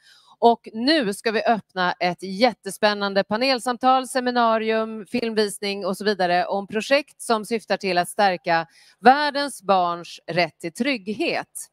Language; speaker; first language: Swedish; native; Swedish